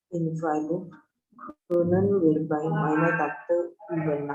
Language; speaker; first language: German; non-native, learner; Indonesian